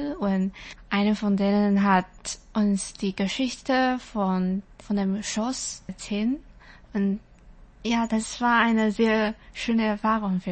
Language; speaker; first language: German; non-native, learner; Chinese